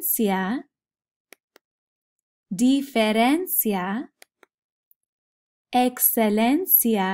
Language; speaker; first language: Spanish; non-native, fluent; English